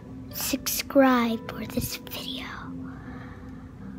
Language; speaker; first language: English; native; English